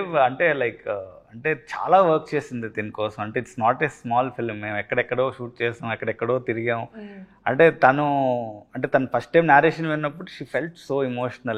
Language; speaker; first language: Telugu; native; Telugu